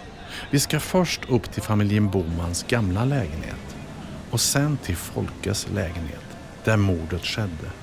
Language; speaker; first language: Swedish; native; Swedish